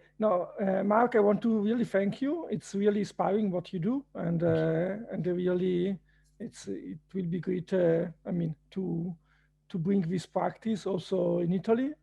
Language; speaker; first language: English; non-native, fluent; Italian